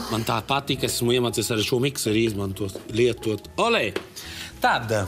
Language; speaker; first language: Latvian; non-native, fluent; Italian